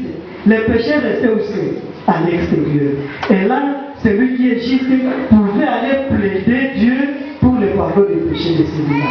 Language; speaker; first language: French; non-native, local second language; Swahili